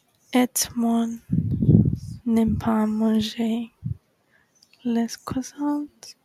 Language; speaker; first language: French; non-native, learner; English